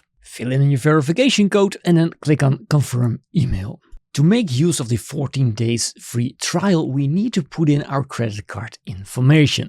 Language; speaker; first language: English; non-native, fluent; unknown